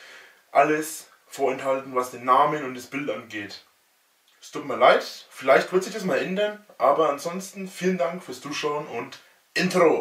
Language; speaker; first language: German; native; German